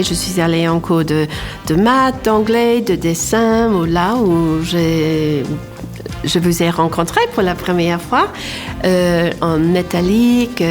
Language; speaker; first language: French; non-native, fluent; English